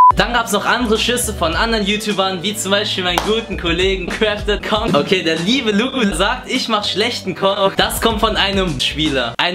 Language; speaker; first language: German; early bilingual, other home language; Albanian